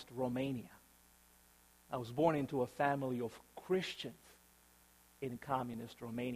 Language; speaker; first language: English; early bilingual, other home language; Romanian